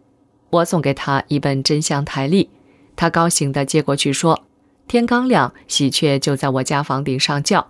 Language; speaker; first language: Chinese; native; Chinese